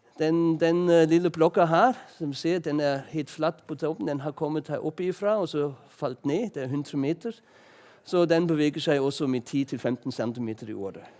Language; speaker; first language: Norwegian; non-native, fluent; German